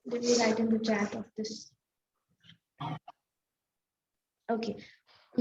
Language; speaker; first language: English; non-native, local second language; Hindi